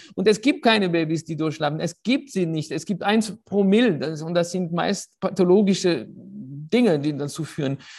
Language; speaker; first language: German; non-native, fluent; French